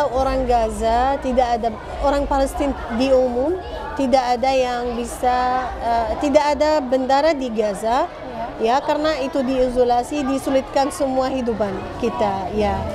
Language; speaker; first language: Indonesian; non-native, fluent; Arabic